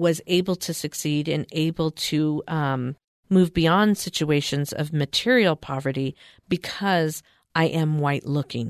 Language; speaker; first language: English; native; English